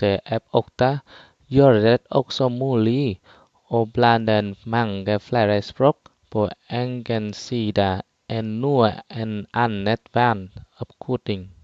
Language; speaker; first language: Norwegian; non-native, fluent; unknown